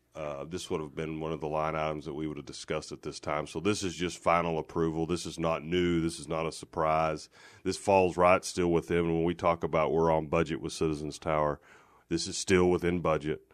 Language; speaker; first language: English; native; English